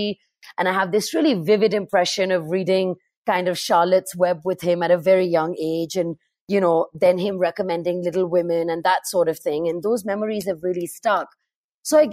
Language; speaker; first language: English; non-native, local second language; Urdu